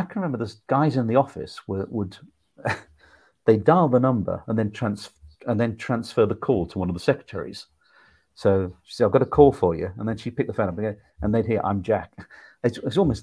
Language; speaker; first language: English; native; English